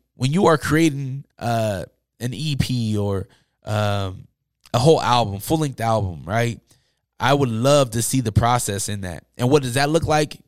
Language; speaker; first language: English; native; English